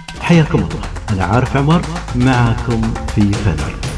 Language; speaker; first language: Arabic; native; Arabic